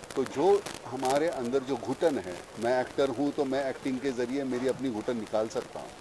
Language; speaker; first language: Hindi; non-native, local second language; Marathi